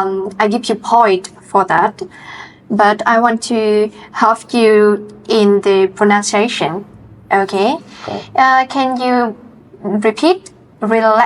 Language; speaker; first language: English; non-native, fluent; Vietnamese